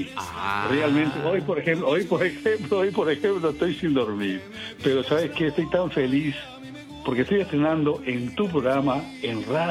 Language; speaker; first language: Spanish; non-native, local second language; Guarani